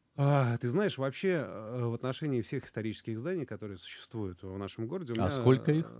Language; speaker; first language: Russian; native; Russian